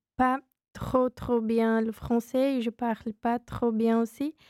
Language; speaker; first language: French; non-native, learner; Portuguese